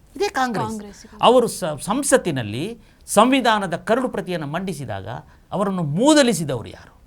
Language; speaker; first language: Kannada; non-native, local second language; Kodava